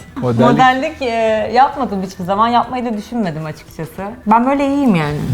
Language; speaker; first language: Turkish; early bilingual, heritage; Russian